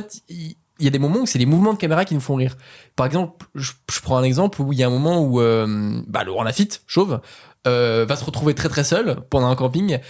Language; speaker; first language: French; native; French